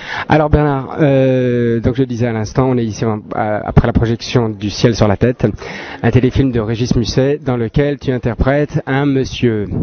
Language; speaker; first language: French; native; French